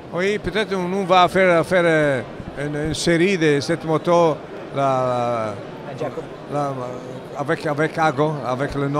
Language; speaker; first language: French; non-native, learner; Italian